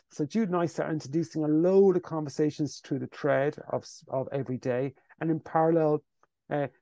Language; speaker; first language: English; native; English